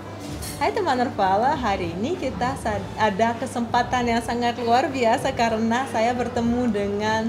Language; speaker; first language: Indonesian; non-native, fluent; Russian